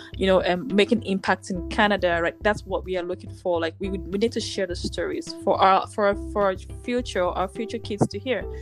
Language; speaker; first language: English; non-native, local second language; Yoruba